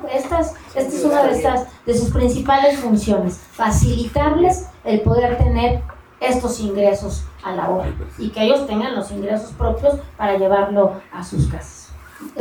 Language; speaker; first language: Spanish; native; Spanish